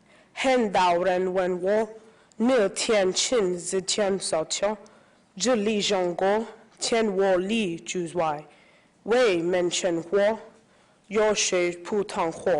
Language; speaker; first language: Chinese; non-native, learner; English